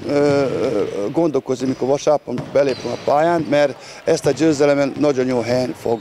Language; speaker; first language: Hungarian; non-native, learner; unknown